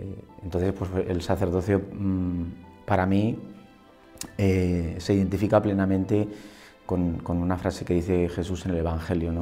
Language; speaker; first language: Spanish; native; Spanish